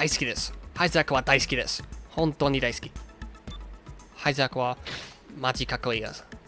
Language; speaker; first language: Japanese; non-native, learner; English